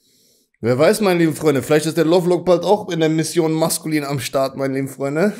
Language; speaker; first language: German; native; German